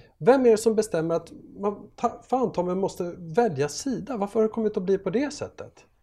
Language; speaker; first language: Swedish; native; Swedish